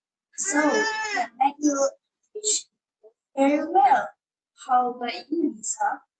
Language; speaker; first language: English; non-native, learner; Malay